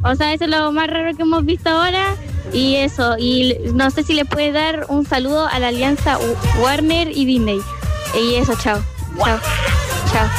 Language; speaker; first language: Spanish; native; Spanish